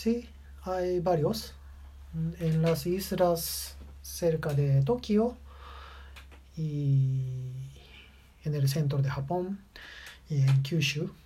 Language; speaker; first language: Spanish; non-native, learner; Japanese